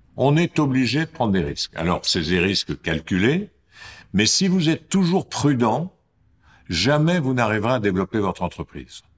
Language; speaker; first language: French; native; French